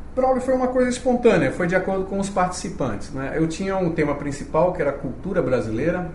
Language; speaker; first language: Portuguese; native; Portuguese